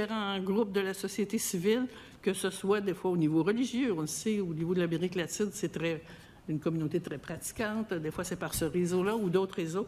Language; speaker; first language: French; native; French